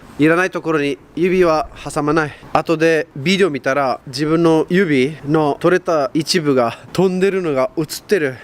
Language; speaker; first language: Japanese; non-native, fluent; Romanian